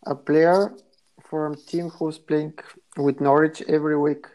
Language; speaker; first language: English; non-native, fluent; Bulgarian